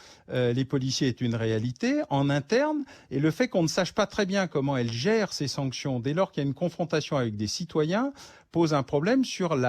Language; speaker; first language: French; native; French